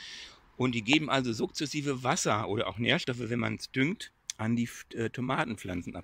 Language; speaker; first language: German; native; German